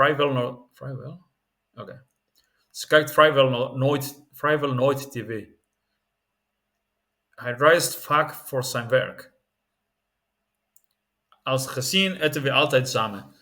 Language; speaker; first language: Dutch; non-native, learner; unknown